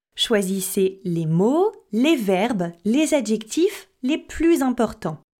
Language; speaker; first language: French; native; French